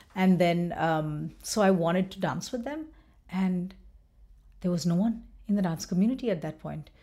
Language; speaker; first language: English; non-native, local second language; Bangla